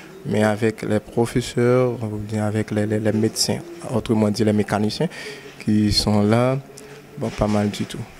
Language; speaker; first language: French; non-native, local second language; Haitian Creole